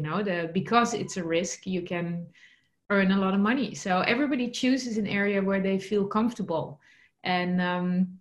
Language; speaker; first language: English; non-native, fluent; Dutch